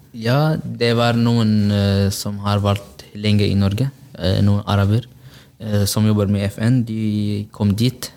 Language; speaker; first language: Norwegian; non-native, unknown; Arabic